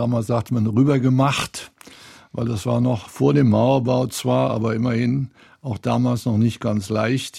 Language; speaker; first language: German; native; German